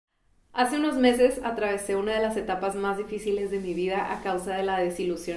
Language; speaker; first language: Spanish; native; Spanish